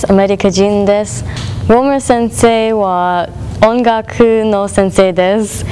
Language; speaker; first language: Japanese; non-native, learner; English